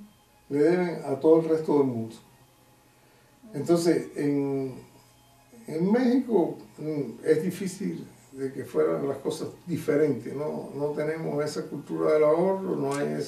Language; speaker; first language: Spanish; native; Spanish